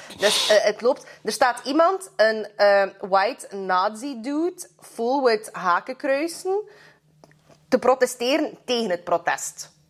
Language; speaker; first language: Dutch; early bilingual, other home language; Russian